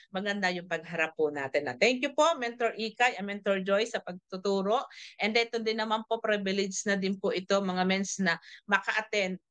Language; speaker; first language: Filipino; native; Filipino